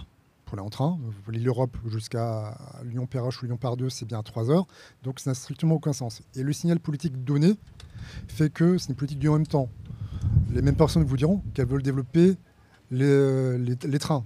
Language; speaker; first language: French; native; French